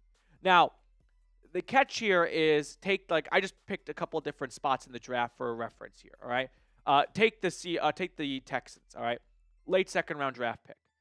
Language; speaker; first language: English; native; English